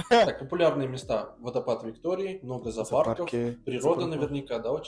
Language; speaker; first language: Russian; native; Russian